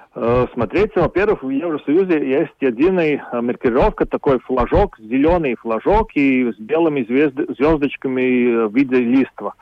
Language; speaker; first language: Russian; non-native, local second language; Latvian